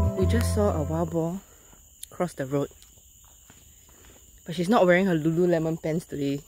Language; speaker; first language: English; non-native, local second language; Chinese